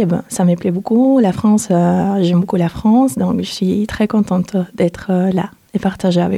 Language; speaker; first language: French; non-native, fluent; Spanish